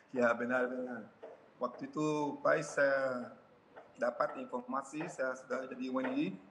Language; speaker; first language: Indonesian; non-native, fluent; Portuguese